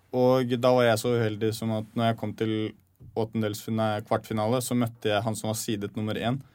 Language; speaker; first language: Norwegian; early bilingual, other home language; Chechen